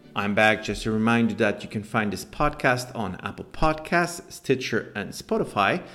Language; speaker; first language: English; non-native, fluent; Spanish